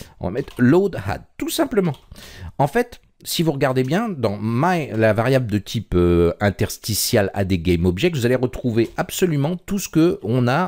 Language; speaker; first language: French; native; French